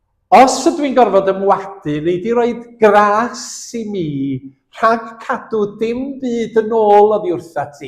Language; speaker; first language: Welsh; native; Welsh